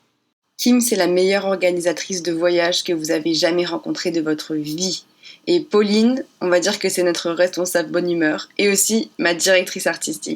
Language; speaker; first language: French; native; French